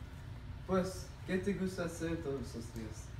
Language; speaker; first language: Spanish; non-native, learner; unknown